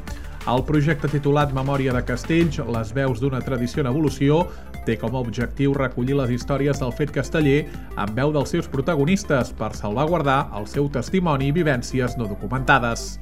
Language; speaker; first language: Catalan; native; Catalan